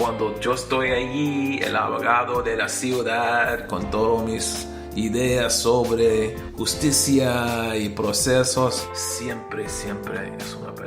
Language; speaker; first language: Spanish; non-native, learner; English